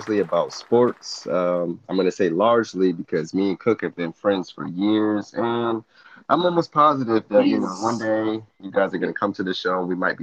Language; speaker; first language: English; native; English